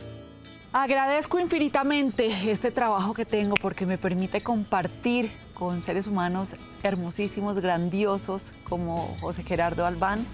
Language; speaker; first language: Spanish; native; Spanish